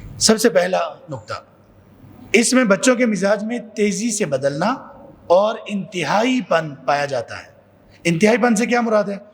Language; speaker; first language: Urdu; non-native, local second language; Punjabi